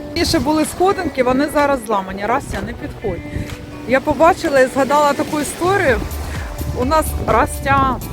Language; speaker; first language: Ukrainian; non-native, local second language; Russian